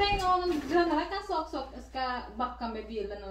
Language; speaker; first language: Swedish; non-native, learner; Indonesian